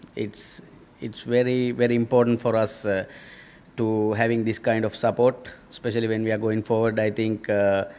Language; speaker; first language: English; non-native, local second language; Sinhala